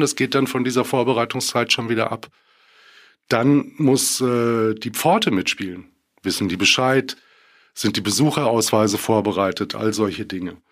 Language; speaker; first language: German; native; German